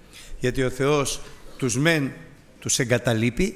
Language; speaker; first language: Greek; native; Greek